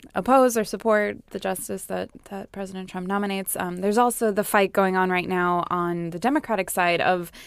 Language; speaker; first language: English; native; English